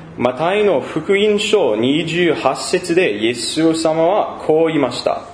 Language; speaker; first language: Japanese; non-native, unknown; English